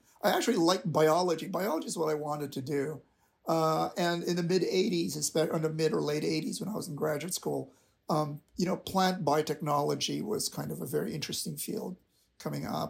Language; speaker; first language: English; non-native, local second language; Filipino